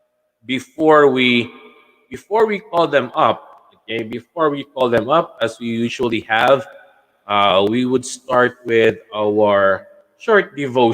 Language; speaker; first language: English; non-native, local second language; Filipino